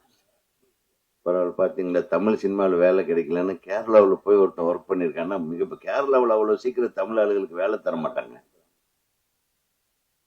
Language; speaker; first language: Tamil; native; Tamil